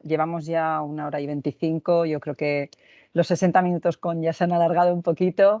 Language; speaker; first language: Spanish; native; Spanish